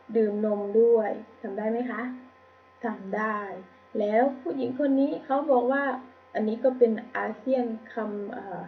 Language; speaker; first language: Thai; native; Thai